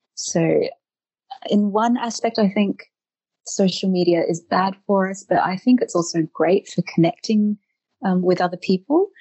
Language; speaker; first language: English; native; English